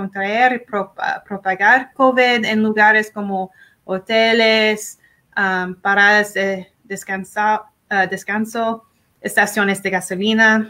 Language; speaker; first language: Spanish; non-native, learner; English